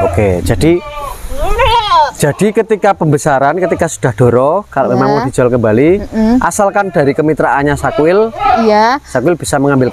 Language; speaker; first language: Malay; non-native, local second language; Javanese